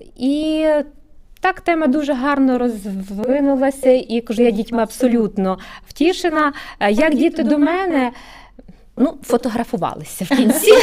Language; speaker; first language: Ukrainian; native; Ukrainian